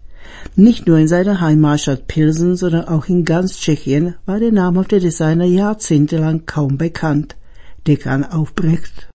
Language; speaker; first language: German; native; German